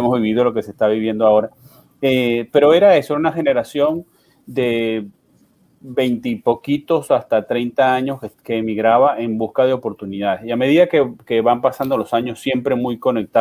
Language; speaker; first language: Spanish; native; Spanish